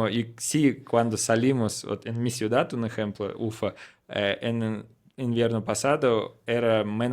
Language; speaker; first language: Spanish; non-native, learner; Russian